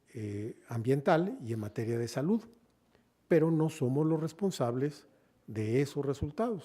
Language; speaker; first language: Spanish; native; Spanish